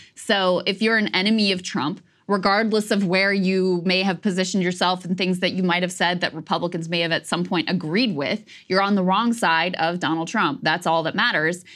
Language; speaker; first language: English; native; English